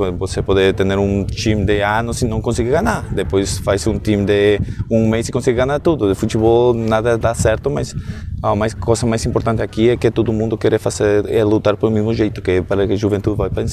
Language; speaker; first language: Portuguese; non-native, learner; Spanish